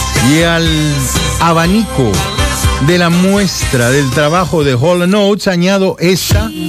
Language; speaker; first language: Spanish; native; Spanish